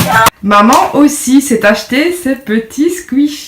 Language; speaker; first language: French; native; French